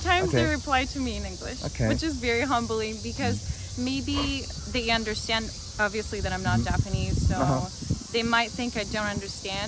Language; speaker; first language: English; non-native, fluent; Italian